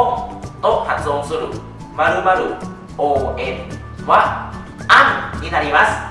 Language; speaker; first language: Japanese; non-native, fluent; Thai